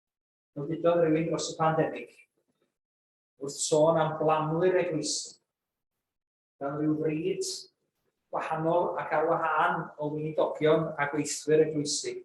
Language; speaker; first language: Welsh; native; Welsh